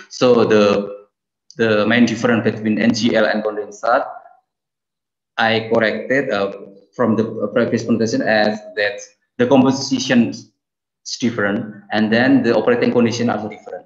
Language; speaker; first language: English; non-native, fluent; Indonesian